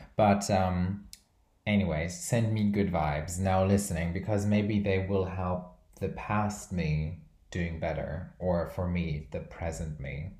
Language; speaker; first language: English; non-native, fluent; Portuguese